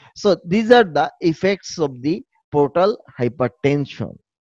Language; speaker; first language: English; non-native, local second language; Bangla